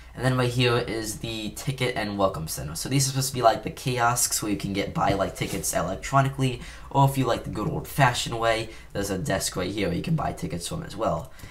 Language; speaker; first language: English; native; English